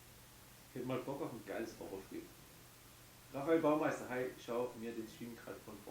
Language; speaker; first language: German; native; German